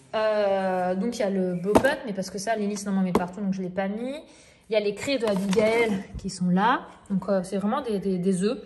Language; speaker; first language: French; native; French